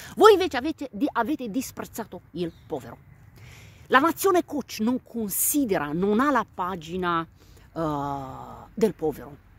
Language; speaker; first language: Italian; non-native, fluent; Romanian